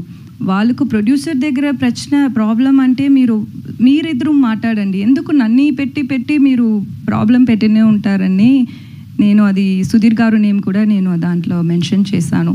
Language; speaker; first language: Telugu; non-native, learner; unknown